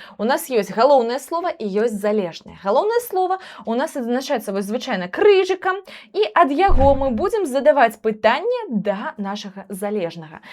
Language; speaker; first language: Belarusian; non-native, local second language; Russian